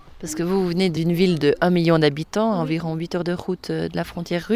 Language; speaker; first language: French; native; French